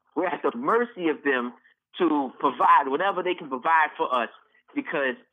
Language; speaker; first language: English; native; English